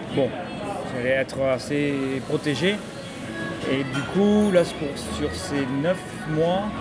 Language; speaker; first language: French; native; French